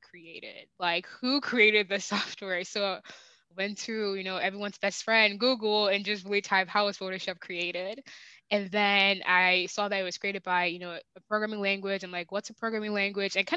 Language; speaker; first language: English; native; English